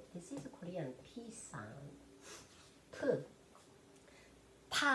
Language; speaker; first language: English; non-native, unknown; Korean